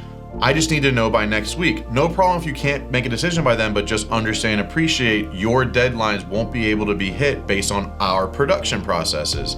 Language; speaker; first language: English; native; English